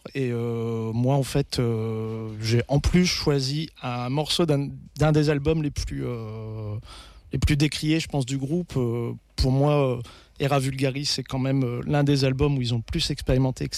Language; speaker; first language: French; native; French